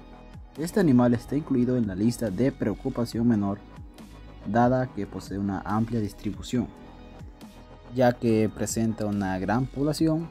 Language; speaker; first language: Spanish; native; Spanish